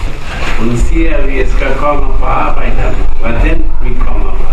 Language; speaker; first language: Danish; non-native, learner; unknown